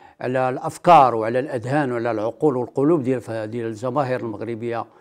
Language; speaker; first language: Arabic; native; Arabic